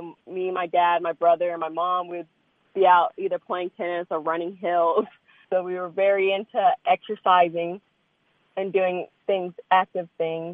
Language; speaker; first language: English; native; English